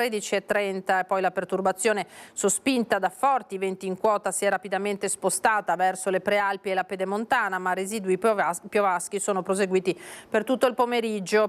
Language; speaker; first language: Italian; native; Italian